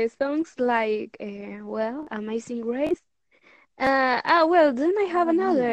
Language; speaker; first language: English; non-native, learner; Spanish